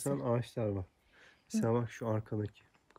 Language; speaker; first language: Turkish; native; Turkish